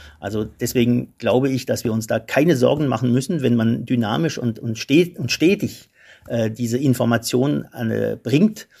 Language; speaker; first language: German; non-native, local second language; Swiss German